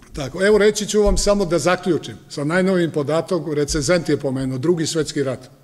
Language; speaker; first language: Serbian; native; Serbian